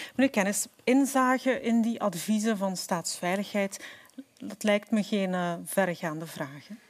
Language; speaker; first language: Dutch; native; Dutch